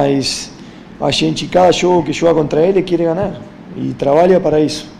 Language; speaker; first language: Portuguese; non-native, fluent; Spanish